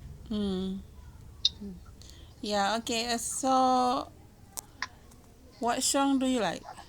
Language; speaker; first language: English; non-native, learner; Indonesian